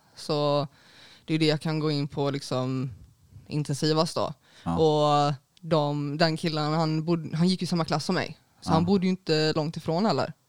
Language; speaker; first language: Swedish; native; Swedish